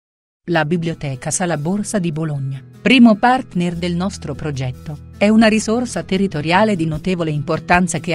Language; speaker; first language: Italian; native; Italian